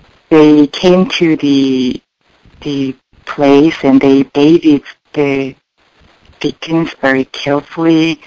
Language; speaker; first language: English; non-native, fluent; Korean